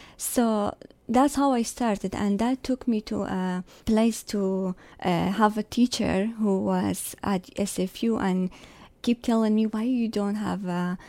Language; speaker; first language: English; non-native, fluent; Arabic